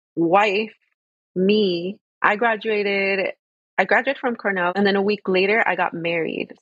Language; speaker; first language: English; early bilingual, other home language; Spanish